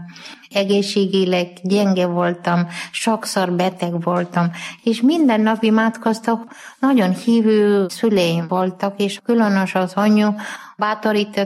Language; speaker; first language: Hungarian; non-native, learner; Malayalam